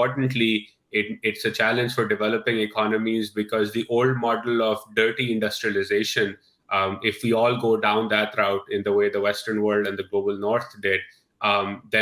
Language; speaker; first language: English; non-native, local second language; Urdu